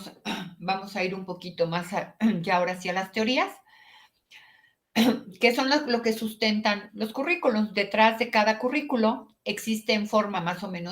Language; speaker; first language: Spanish; native; Spanish